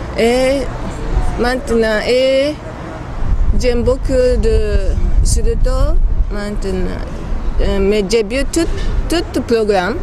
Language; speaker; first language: French; non-native, learner; Japanese